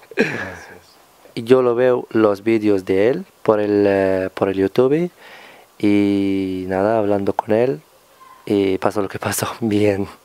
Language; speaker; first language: Spanish; non-native, fluent; Arabic